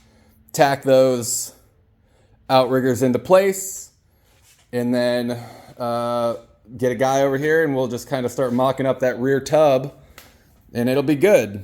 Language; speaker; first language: English; native; English